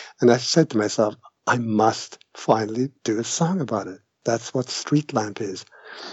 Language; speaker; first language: English; non-native, fluent; Norwegian